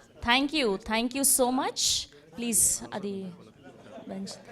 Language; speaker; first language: Telugu; native; Telugu